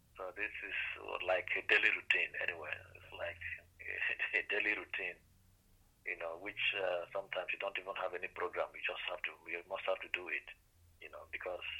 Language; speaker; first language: English; non-native, local second language; Igbo